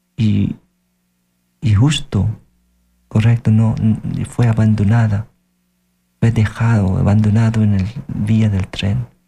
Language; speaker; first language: Spanish; non-native, fluent; Filipino